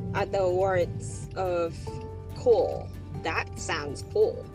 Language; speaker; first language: English; non-native, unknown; Japanese